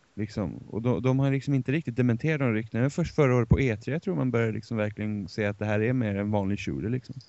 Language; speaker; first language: Swedish; native; Swedish